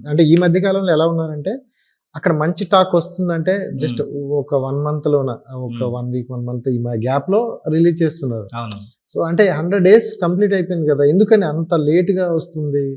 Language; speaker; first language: Telugu; native; Telugu